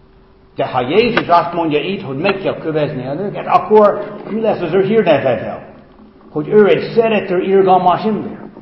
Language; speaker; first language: Hungarian; non-native, fluent; English